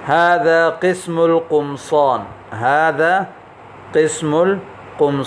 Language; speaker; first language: Arabic; non-native, fluent; Urdu